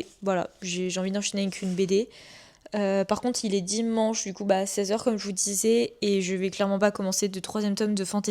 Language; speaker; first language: French; native; French